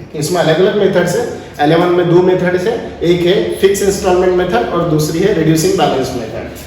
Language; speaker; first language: Hindi; native; Hindi